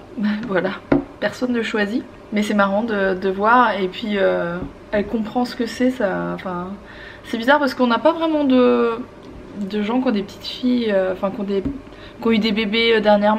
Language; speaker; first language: French; native; French